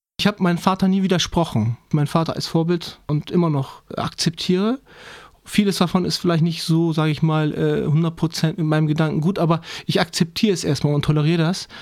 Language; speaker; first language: German; non-native, fluent; Turkish